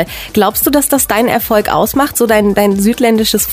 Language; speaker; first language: German; native; German